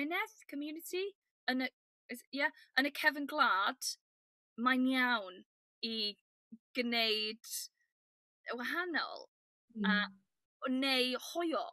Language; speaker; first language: Welsh; non-native, learner; English